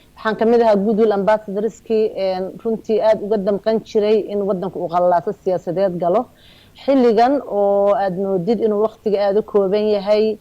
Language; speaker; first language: Somali; native; Somali